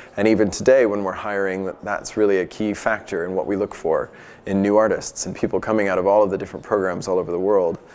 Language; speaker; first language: English; native; English